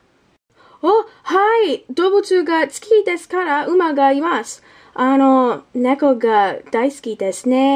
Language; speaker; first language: Japanese; non-native, learner; English